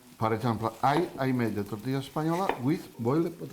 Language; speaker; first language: English; non-native, learner; Catalan